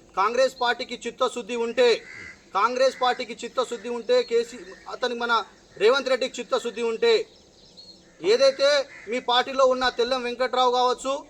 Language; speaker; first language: Telugu; non-native, local second language; Lambadi